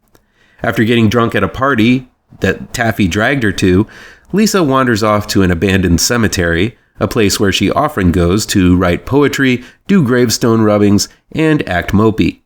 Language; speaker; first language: English; native; English